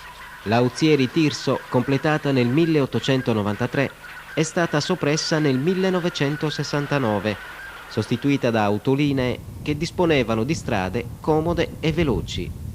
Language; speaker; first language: Italian; native; Italian